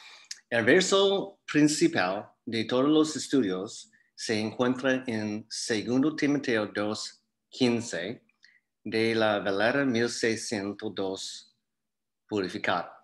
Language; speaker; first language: Spanish; non-native, fluent; English